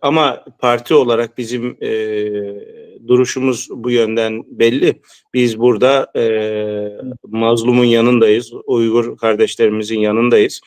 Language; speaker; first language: Turkish; early bilingual, heritage; Turkish